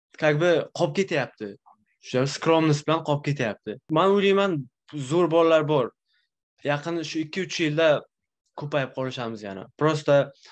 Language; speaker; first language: Uzbek; native; Uzbek